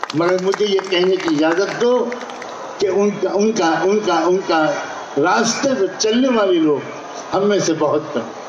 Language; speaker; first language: Hindi; native; Hindi